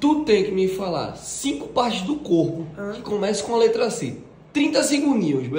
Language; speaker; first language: Portuguese; native; Portuguese